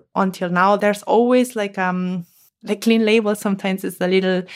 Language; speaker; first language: English; non-native, fluent; Spanish